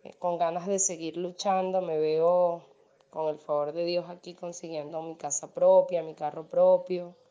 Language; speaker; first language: Spanish; native; Spanish